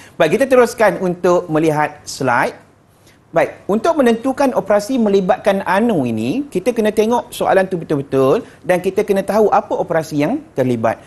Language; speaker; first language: Malay; native; Malay